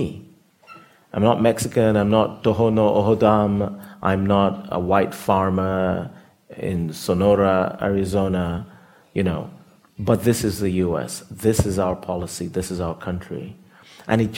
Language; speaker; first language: English; non-native, local second language; Yoruba